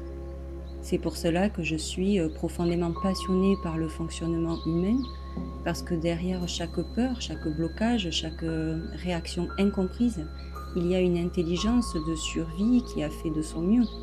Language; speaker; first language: French; native; French